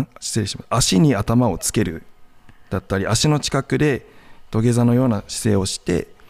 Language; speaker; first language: Japanese; native; Japanese